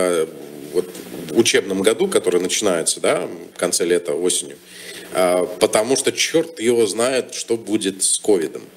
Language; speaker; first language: Russian; native; Russian